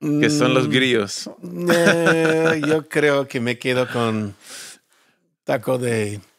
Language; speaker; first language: Spanish; early bilingual, other home language; English